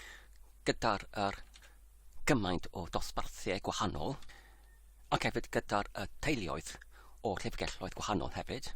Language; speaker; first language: Welsh; non-native, learner; English